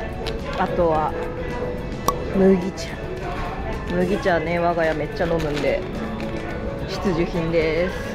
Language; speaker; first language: Japanese; native; Japanese